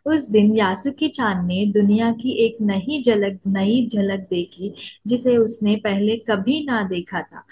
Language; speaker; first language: Hindi; non-native, local second language; Telugu